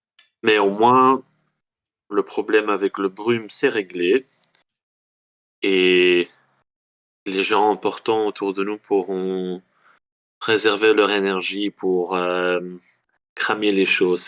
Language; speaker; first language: French; non-native, fluent; Dutch